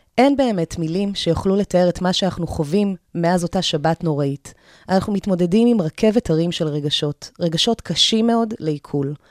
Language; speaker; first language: Hebrew; early bilingual, other home language; Amharic